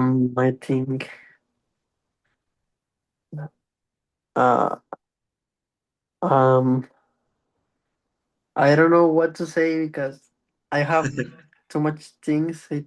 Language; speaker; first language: English; non-native, learner; Spanish